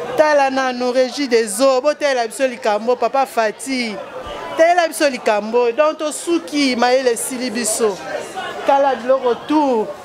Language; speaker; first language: Lingala; native; Lingala